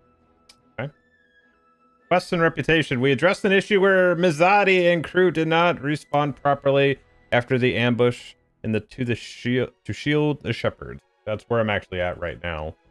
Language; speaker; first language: English; native; English